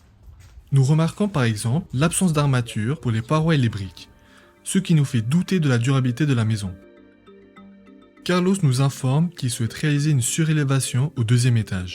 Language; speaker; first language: French; native; French